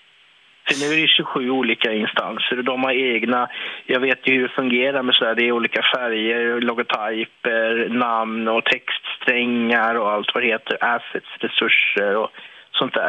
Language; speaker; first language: Swedish; native; Swedish